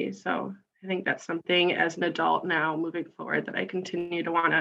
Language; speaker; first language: English; native; English